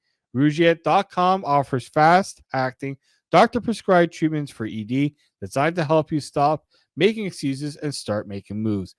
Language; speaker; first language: English; native; English